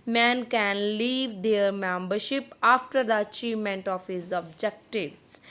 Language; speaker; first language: English; non-native, local second language; Punjabi